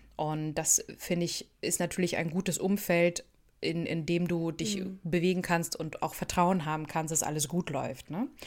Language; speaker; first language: German; native; German